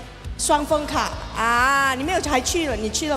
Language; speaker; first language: Chinese; early bilingual, heritage; Chinese